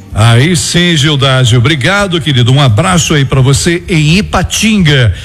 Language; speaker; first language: Portuguese; native; Portuguese